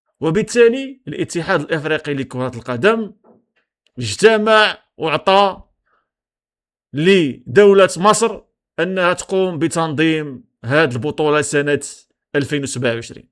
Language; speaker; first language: Arabic; native; Arabic